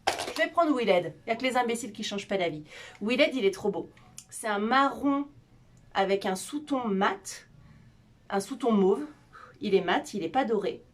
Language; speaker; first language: French; native; French